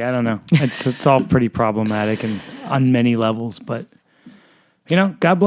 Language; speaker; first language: English; native; English